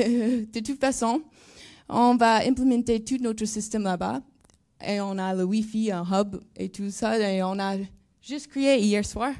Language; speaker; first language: French; non-native, learner; English